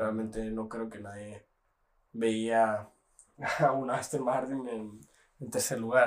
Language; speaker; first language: Spanish; native; Spanish